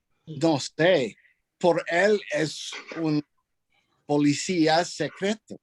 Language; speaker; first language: Spanish; non-native, learner; English